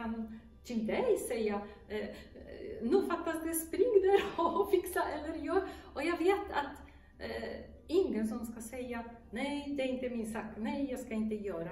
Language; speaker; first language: Swedish; non-native, fluent; Polish